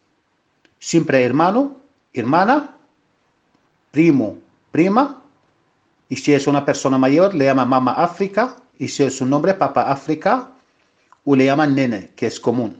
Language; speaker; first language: Spanish; non-native, fluent; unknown